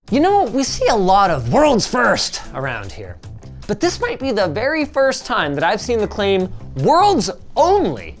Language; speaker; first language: English; native; English